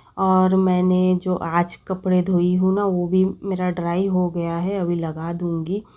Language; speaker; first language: Hindi; non-native, local second language; Bangla